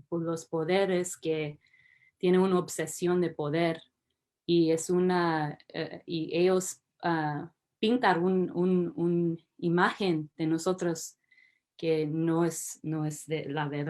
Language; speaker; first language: Spanish; early bilingual, heritage; English